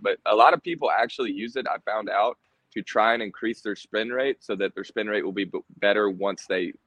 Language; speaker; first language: English; native; English